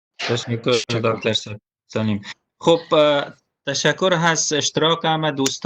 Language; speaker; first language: Persian; native; Persian